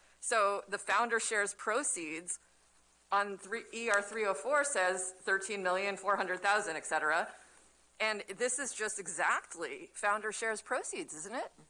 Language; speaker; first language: English; native; English